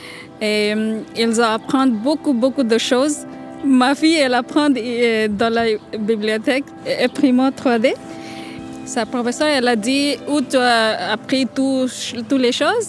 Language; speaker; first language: French; non-native, learner; Bangla